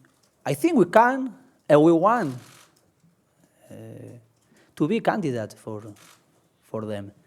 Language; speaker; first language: English; non-native, learner; Spanish